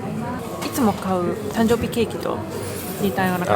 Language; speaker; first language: Japanese; non-native, fluent; Estonian